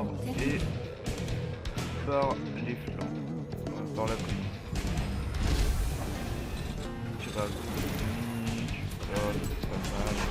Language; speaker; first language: French; native; French